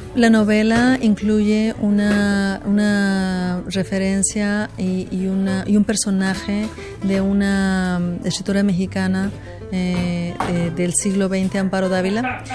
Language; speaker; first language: Spanish; native; Spanish